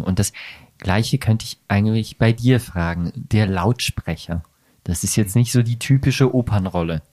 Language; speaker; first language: German; native; German